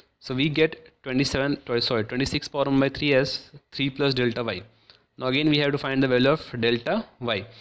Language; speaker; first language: English; non-native, local second language; Hindi